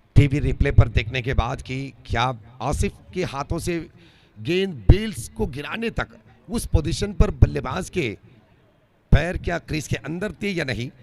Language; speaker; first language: Hindi; non-native, local second language; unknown